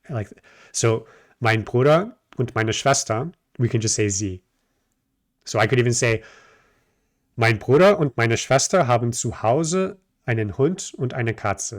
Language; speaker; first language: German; non-native, fluent; English